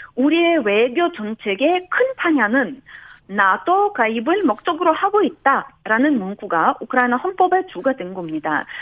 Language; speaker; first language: Korean; non-native, fluent; Ukrainian